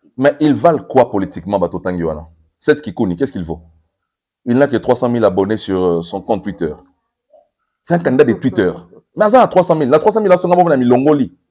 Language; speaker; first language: French; non-native, local second language; Lingala